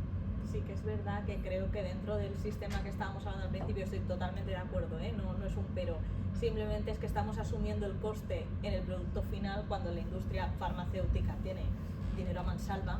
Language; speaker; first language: Spanish; native; Spanish